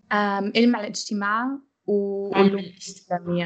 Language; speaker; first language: Arabic; non-native, learner; German